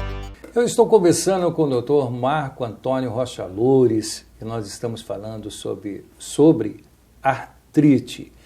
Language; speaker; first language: Portuguese; native; Portuguese